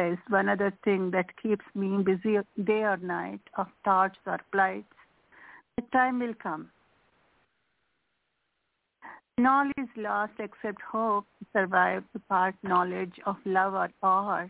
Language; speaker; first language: English; non-native, local second language; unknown